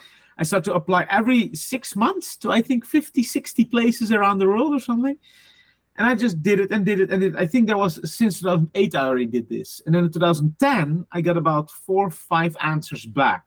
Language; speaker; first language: English; non-native, fluent; Dutch